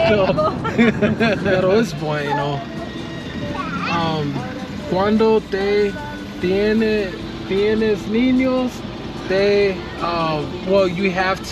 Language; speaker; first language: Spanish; non-native, learner; English